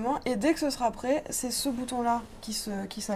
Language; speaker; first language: French; native; French